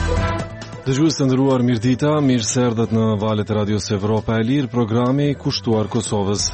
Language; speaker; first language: Albanian; native; Albanian